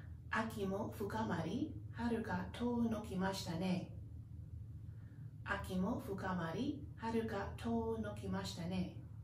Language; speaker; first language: Japanese; non-native, learner; English